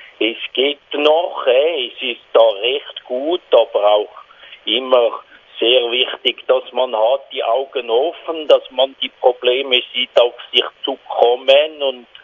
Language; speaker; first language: German; non-native, local second language; French